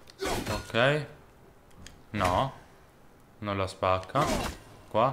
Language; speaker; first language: Italian; native; Italian